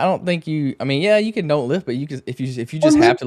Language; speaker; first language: English; native; English